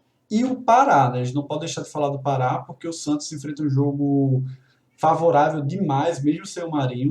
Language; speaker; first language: Portuguese; native; Portuguese